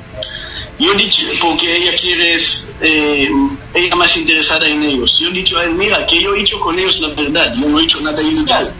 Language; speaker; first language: Spanish; non-native, learner; Hebrew